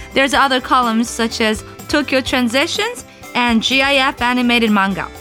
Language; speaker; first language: English; non-native, fluent; Japanese